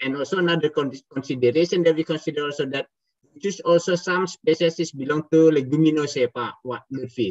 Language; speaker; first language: English; non-native, fluent; Indonesian